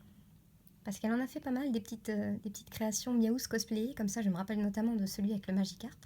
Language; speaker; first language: French; native; French